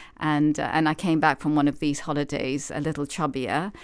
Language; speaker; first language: English; native; English